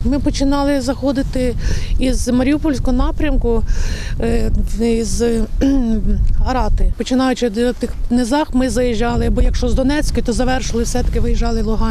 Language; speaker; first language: Ukrainian; native; Ukrainian